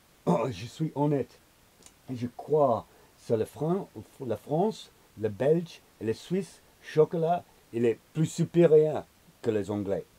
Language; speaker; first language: French; non-native, learner; English